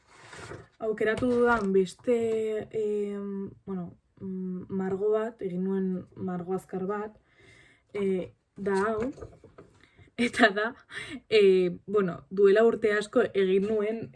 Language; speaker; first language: Basque; non-native, local second language; Spanish